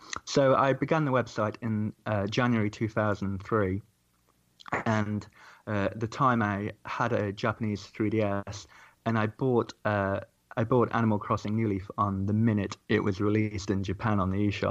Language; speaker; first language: English; native; English